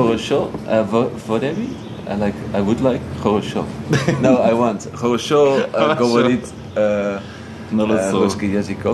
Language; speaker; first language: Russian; non-native, learner; Dutch